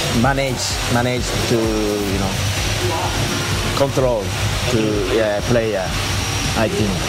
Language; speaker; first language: English; non-native, learner; Japanese